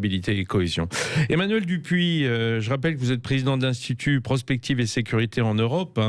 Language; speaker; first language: French; native; French